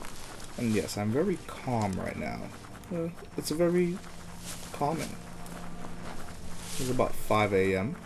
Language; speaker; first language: English; native; English